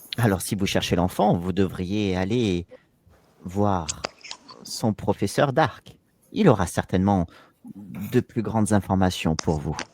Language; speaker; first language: French; native; French